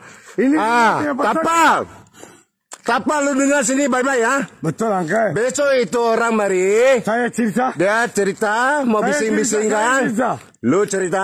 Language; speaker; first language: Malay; non-native, local second language; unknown